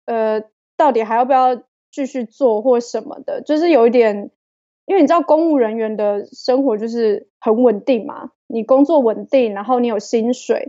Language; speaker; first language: Chinese; native; Chinese